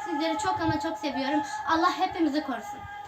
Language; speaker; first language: Turkish; early bilingual, other home language; Arabic